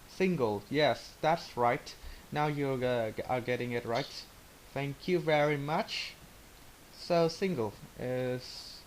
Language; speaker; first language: English; non-native, learner; Vietnamese